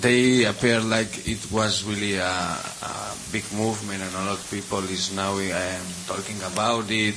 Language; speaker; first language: English; non-native, learner; Catalan